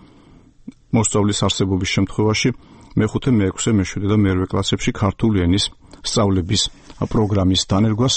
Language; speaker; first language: Georgian; native; Georgian